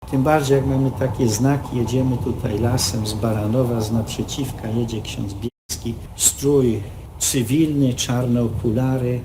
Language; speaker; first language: Polish; native; Polish